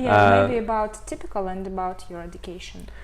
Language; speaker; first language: English; non-native, learner; Russian